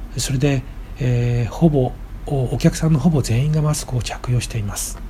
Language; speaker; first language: Japanese; native; Japanese